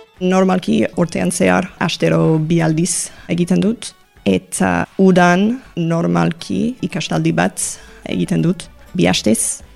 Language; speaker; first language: Basque; non-native, learner; English